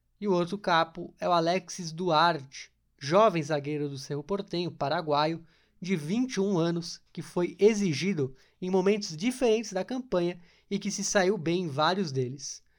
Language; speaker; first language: Portuguese; native; Portuguese